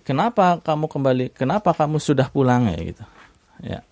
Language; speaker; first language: Indonesian; native; Indonesian